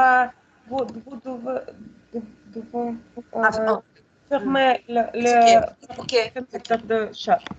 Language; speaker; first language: French; non-native, learner; Russian